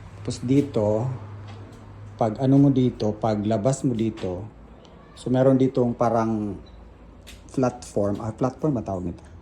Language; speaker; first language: Filipino; non-native, local second language; Cebuano